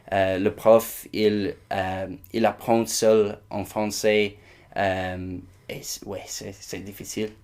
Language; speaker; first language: French; non-native, learner; English